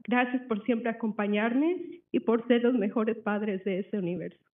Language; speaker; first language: Spanish; early bilingual, other home language; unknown